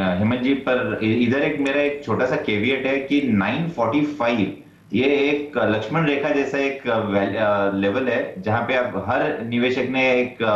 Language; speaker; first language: Hindi; non-native, local second language; Marathi